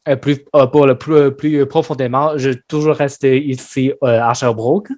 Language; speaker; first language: French; non-native, learner; Chinese